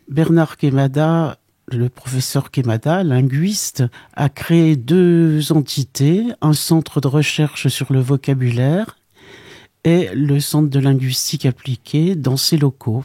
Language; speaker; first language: French; native; French